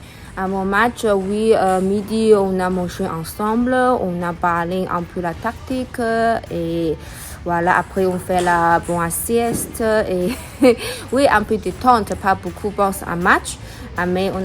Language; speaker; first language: French; non-native, learner; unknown